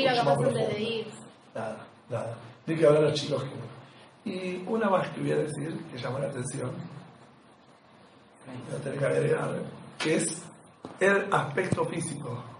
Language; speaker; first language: Spanish; native; Spanish